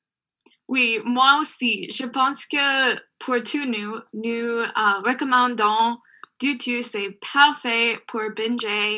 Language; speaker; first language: French; non-native, learner; English